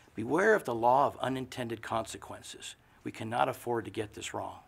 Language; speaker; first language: English; native; English